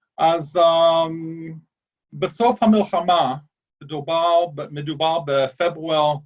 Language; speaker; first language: Hebrew; non-native, fluent; English